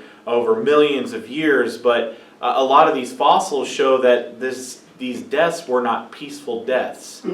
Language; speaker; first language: English; native; English